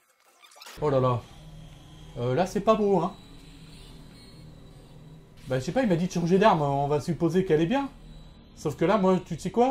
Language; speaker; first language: French; native; French